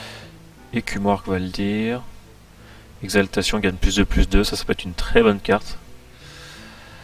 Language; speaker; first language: French; native; French